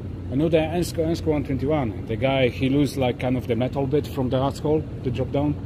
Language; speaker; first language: English; non-native, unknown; Polish